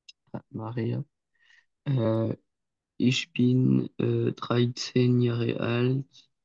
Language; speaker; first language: German; non-native, learner; French